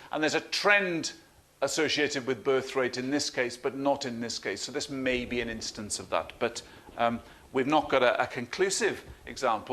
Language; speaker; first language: English; native; English